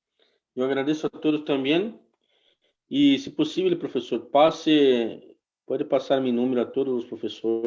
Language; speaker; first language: Spanish; non-native, fluent; Portuguese